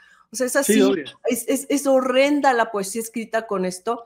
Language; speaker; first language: Spanish; native; Spanish